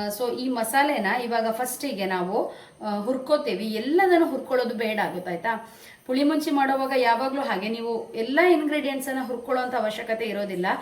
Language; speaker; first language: Kannada; native; Kannada